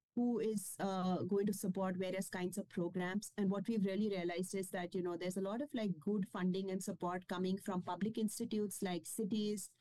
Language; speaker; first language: English; non-native, local second language; Kashmiri